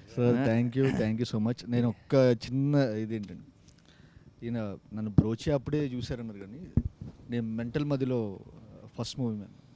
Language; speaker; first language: Telugu; native; Telugu